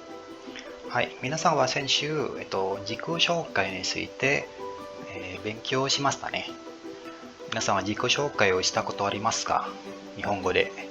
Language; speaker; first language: Japanese; non-native, fluent; Indonesian